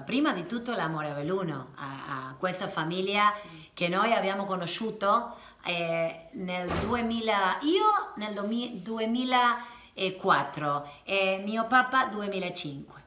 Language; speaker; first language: Italian; non-native, learner; Spanish